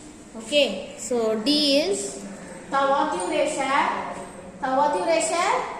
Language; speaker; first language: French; non-native, fluent; Tamil